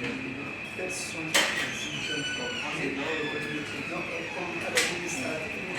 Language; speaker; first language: French; non-native, local second language; Arabic